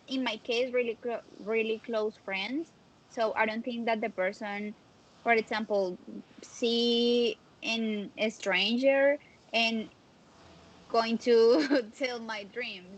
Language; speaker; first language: English; non-native, learner; Spanish